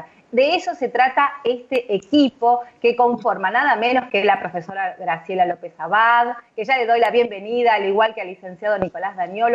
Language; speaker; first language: Spanish; native; Spanish